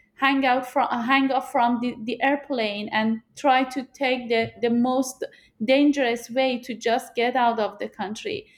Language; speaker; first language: English; non-native, fluent; Persian